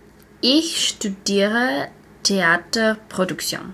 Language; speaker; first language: German; non-native, learner; English